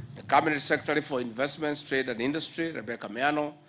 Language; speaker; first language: English; non-native, local second language; Kikuyu